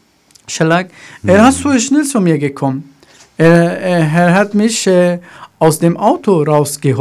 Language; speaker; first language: German; non-native, learner; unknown